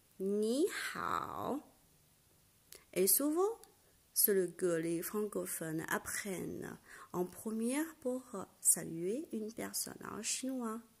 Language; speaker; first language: French; non-native, fluent; Chinese